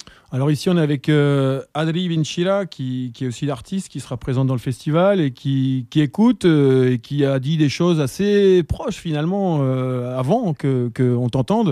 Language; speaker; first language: French; native; French